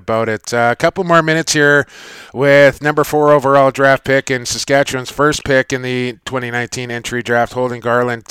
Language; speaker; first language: English; native; English